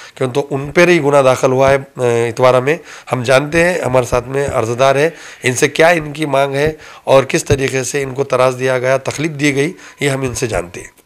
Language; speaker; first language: Hindi; non-native, local second language; Urdu